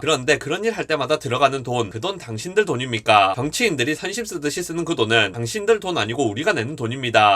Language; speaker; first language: Korean; native; Korean